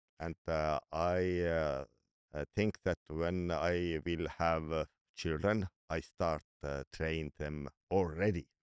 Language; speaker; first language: English; non-native, learner; Estonian